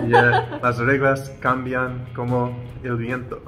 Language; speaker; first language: Spanish; non-native, learner; English